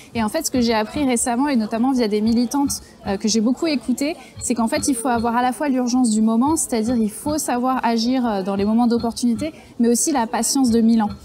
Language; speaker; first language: French; native; French